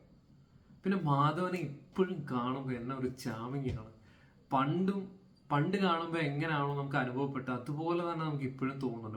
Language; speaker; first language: Malayalam; native; Malayalam